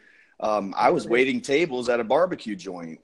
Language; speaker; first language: English; native; English